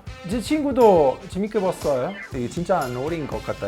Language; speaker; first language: Korean; non-native, learner; Italian